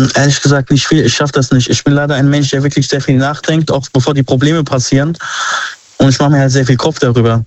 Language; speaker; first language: German; non-native, fluent; Arabic